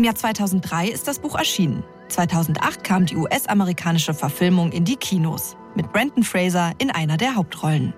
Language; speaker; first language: German; native; German